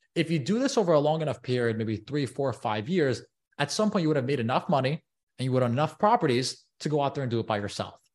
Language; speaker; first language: English; native; English